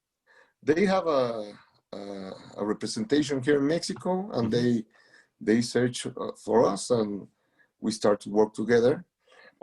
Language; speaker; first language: English; non-native, learner; Spanish